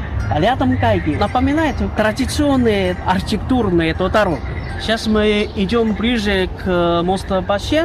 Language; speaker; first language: Russian; non-native, learner; Chinese